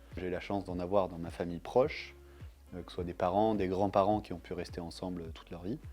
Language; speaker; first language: French; native; French